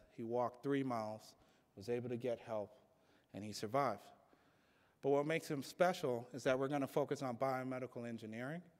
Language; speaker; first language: English; native; English